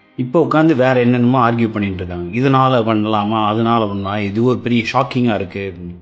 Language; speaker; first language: Tamil; native; Tamil